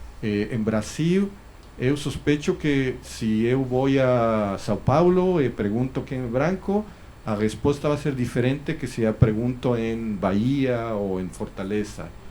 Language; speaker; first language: Portuguese; non-native, learner; Spanish